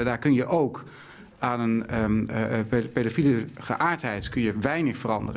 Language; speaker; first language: Dutch; native; Dutch